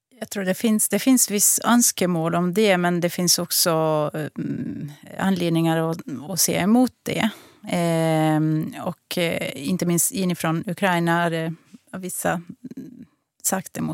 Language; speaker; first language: Swedish; non-native, fluent; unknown